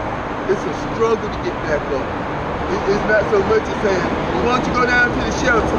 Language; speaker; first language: English; native; English